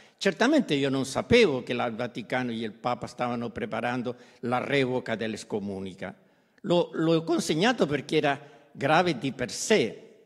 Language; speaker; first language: Italian; non-native, fluent; Spanish